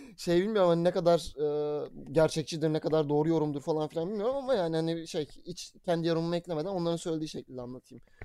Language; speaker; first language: Turkish; native; Turkish